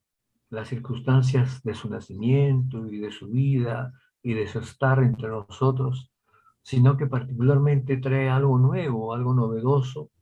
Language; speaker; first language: Spanish; native; Spanish